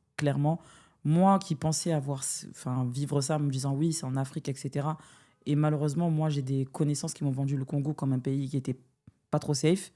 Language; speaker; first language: French; native; French